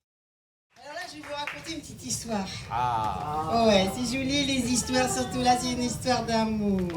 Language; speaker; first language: French; native; French